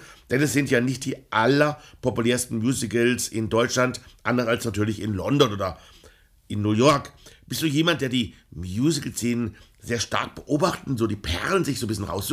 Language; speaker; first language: German; native; German